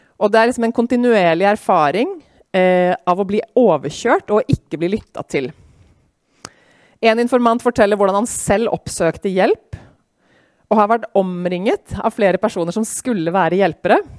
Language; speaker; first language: Norwegian; native; Norwegian